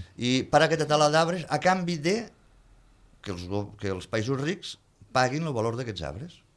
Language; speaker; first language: Catalan; native; Catalan